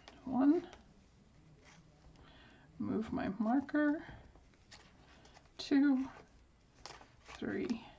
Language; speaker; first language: English; native; English